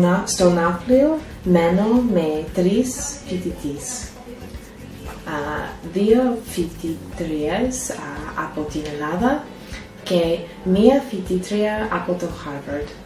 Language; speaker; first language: Greek; early bilingual, heritage; English